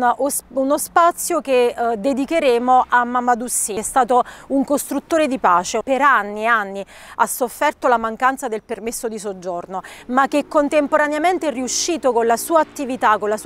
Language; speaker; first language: Italian; native; Italian